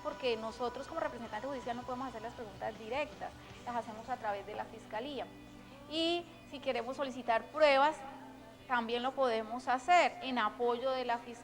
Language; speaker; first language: Spanish; native; Spanish